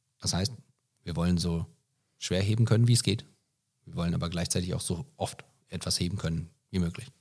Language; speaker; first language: German; non-native, fluent; English